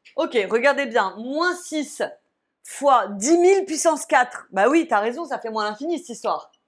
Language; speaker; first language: French; native; French